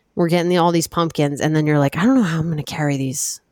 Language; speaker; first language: English; native; English